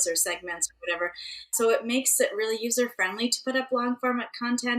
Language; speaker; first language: English; native; English